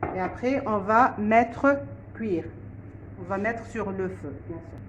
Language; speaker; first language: French; non-native, local second language; Arabic